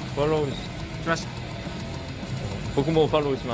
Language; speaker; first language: Japanese; non-native, learner; Korean